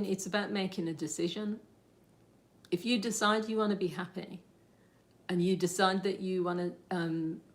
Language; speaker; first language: English; native; English